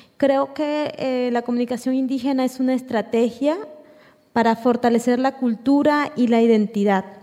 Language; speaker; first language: Spanish; non-native, local second language; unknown